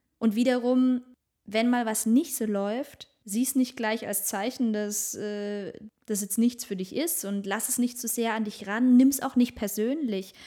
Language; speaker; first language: German; native; German